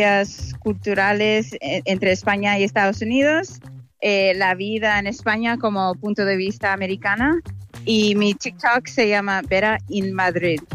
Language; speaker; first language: Spanish; non-native, fluent; English